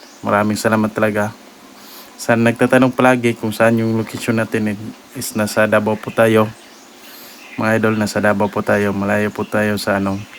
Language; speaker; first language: Filipino; non-native, local second language; Cebuano